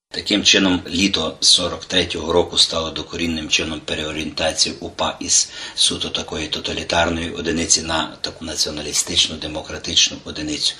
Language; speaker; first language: Ukrainian; native; Ukrainian